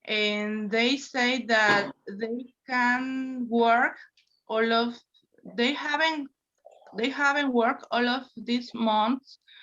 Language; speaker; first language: English; non-native, learner; Spanish